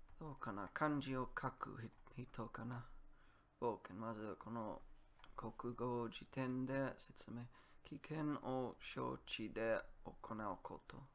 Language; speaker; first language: Japanese; non-native, learner; Polish